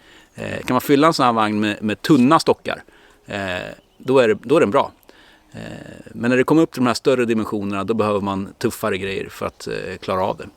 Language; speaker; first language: Swedish; native; Swedish